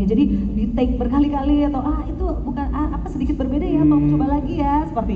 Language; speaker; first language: Indonesian; native; Indonesian